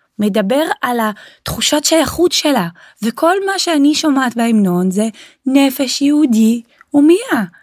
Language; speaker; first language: Hebrew; non-native, local second language; Arabic